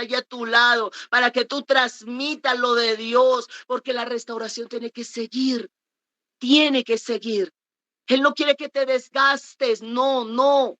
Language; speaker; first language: Spanish; native; Spanish